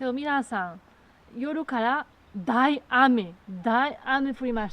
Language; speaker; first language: Japanese; non-native, learner; Spanish